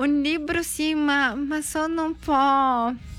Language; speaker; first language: Italian; non-native, learner; Portuguese